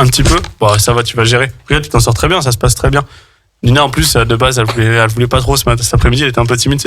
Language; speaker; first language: French; native; French